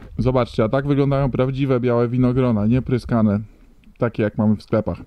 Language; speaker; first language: Polish; native; Polish